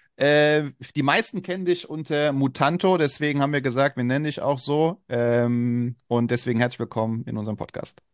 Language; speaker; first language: German; native; German